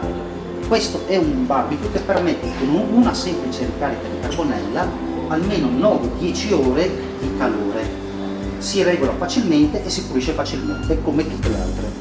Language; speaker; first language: Italian; native; Italian